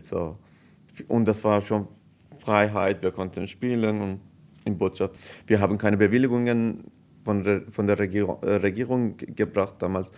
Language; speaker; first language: German; non-native, fluent; Persian